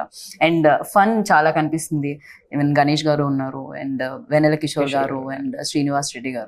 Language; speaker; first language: Telugu; native; Telugu